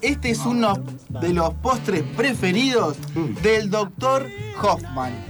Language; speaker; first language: Spanish; native; Spanish